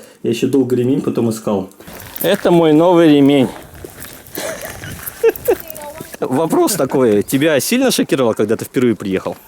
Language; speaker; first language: Russian; native; Russian